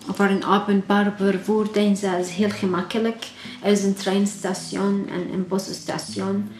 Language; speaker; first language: Dutch; non-native, learner; Arabic